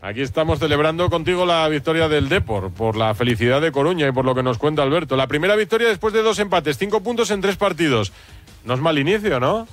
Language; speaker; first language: Spanish; native; Spanish